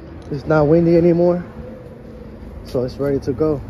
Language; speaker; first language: English; early bilingual, other home language; Spanish